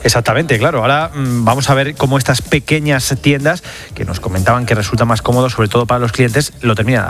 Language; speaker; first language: Spanish; native; Spanish